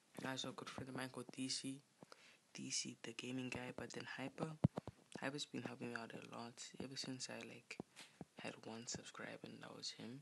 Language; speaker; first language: English; native; English